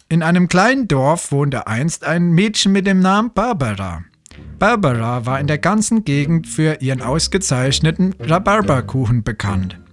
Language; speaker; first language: German; native; German